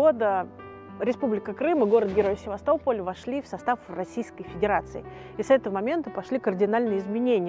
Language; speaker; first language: Russian; native; Russian